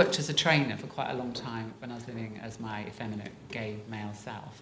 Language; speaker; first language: English; native; English